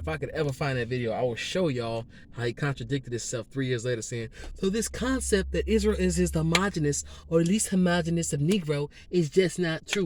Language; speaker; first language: English; native; English